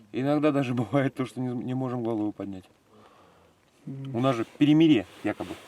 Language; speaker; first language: Russian; native; Russian